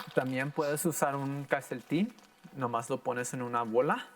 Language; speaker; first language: Spanish; early bilingual, heritage; Spanish